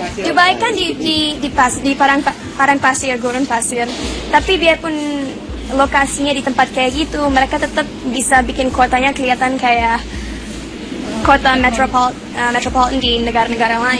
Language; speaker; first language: Indonesian; non-native, local second language; English